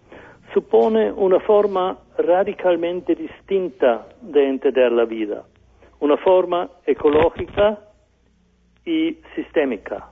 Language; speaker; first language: Spanish; non-native, fluent; German